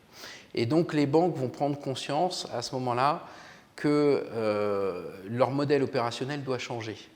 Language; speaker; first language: French; native; French